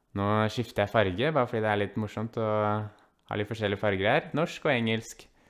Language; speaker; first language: Norwegian; native; Norwegian